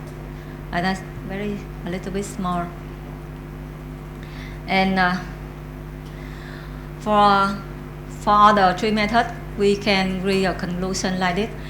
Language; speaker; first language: English; non-native, learner; Vietnamese